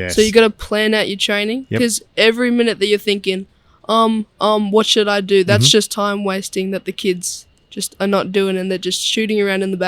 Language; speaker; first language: English; native; English